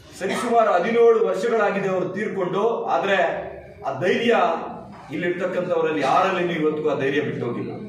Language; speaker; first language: Kannada; native; Kannada